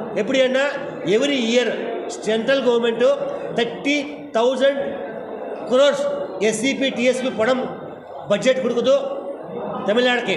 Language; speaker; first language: Tamil; non-native, learner; Kannada